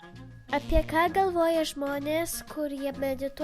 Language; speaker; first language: Lithuanian; early bilingual, heritage; Lithuanian